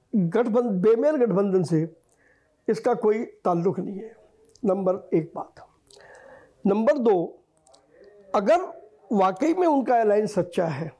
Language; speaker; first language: Hindi; native; Hindi